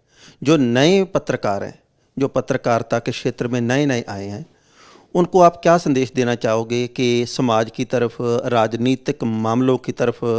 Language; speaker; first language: Hindi; non-native, local second language; Punjabi